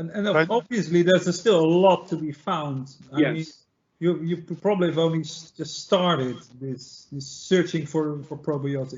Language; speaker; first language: English; non-native, fluent; Dutch